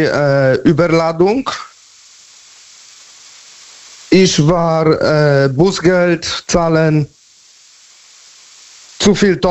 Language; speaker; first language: German; non-native, learner; Polish